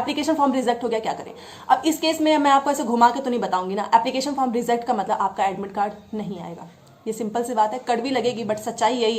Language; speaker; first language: Hindi; native; Hindi